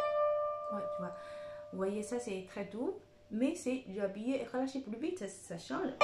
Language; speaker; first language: French; non-native, fluent; Chinese